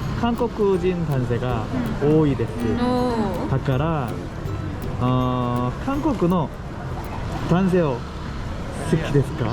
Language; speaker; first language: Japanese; non-native, learner; Korean